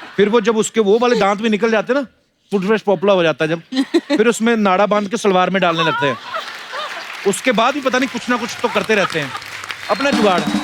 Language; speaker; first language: Hindi; non-native, local second language; Punjabi